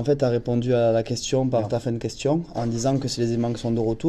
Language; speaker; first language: French; native; French